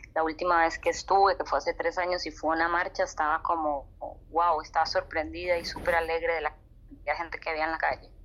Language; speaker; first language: Spanish; native; Spanish